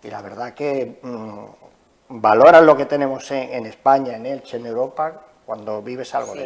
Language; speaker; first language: Spanish; native; Spanish